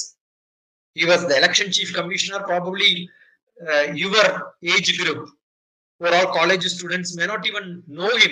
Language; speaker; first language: English; non-native, local second language; Malayalam